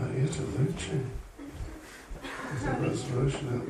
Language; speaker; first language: Russian; non-native, learner; English